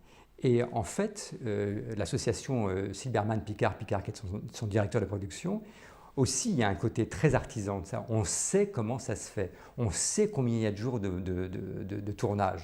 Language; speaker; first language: French; native; French